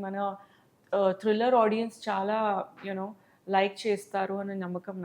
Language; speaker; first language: Telugu; non-native, local second language; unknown